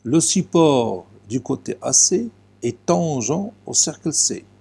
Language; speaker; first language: French; non-native, local second language; Arabic